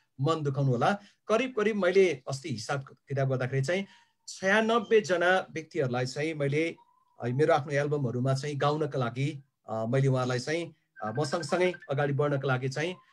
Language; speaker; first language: Nepali; non-native, local second language; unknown